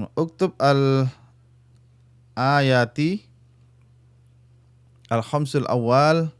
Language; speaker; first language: Arabic; non-native, fluent; Indonesian